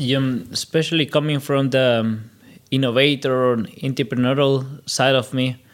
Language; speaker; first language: English; non-native, fluent; Spanish